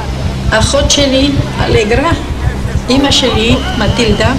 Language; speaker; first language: Hebrew; non-native, fluent; Ladino